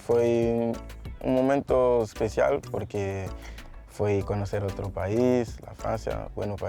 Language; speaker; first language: Spanish; non-native, learner; Portuguese